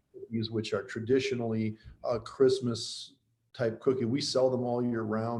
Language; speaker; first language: English; native; English